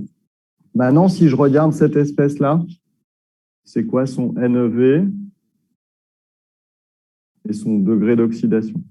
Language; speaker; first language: French; native; French